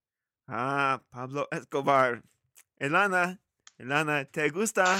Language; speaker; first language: Spanish; non-native, learner; English